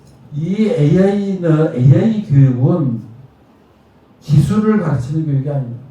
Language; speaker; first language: Korean; native; Korean